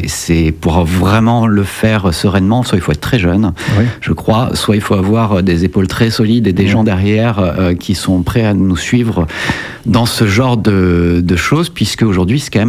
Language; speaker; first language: French; native; French